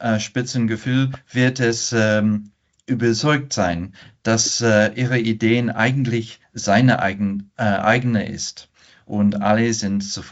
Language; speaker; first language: German; non-native, fluent; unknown